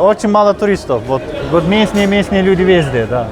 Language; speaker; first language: Russian; non-native, fluent; Turkish